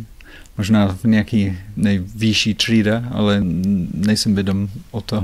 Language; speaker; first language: Czech; non-native, fluent; English